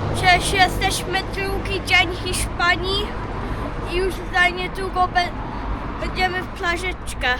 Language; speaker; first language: Polish; early bilingual, heritage; Polish